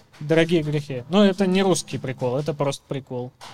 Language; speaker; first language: Russian; native; Russian